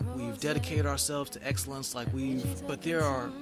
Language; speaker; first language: English; native; English